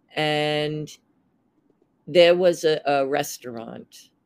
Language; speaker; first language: English; native; English